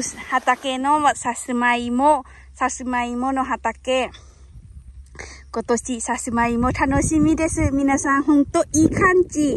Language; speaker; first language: Japanese; non-native, learner; Lao